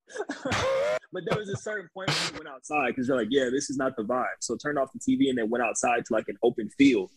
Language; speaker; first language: English; native; English